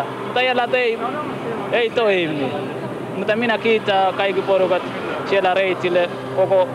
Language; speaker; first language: Finnish; non-native, learner; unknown